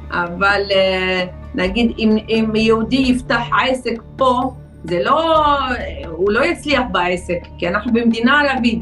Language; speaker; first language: Hebrew; non-native, fluent; Arabic